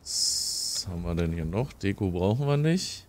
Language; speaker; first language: German; native; German